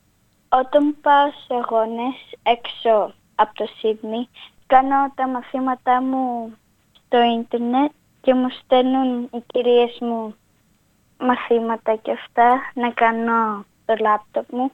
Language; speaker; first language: Greek; early bilingual, other home language; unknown